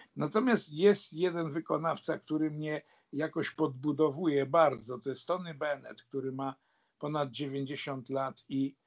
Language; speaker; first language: Polish; native; Polish